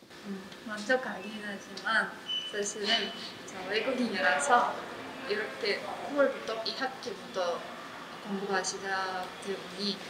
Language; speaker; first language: Korean; non-native, learner; Russian